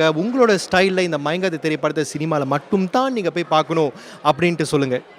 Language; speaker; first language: Tamil; native; Tamil